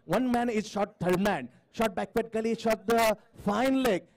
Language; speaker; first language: English; non-native, local second language; Marathi